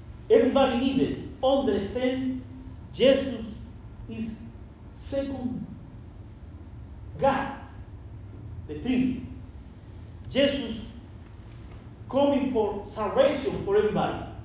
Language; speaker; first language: English; non-native, learner; Spanish